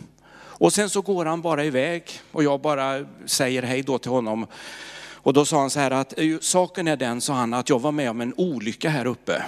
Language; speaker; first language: Swedish; native; Swedish